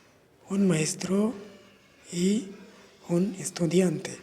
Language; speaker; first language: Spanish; non-native, learner; Urdu